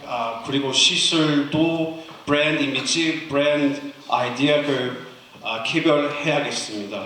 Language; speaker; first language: Korean; non-native, fluent; English